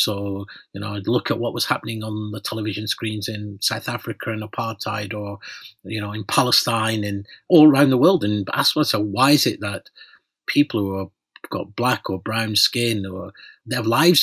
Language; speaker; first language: English; native; English